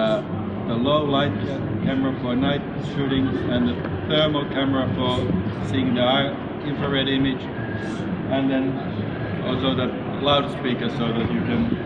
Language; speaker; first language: English; non-native, fluent; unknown